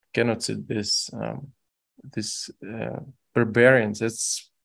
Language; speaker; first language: English; non-native, fluent; Russian